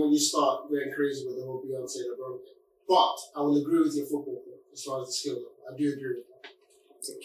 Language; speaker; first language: English; non-native, local second language; Yoruba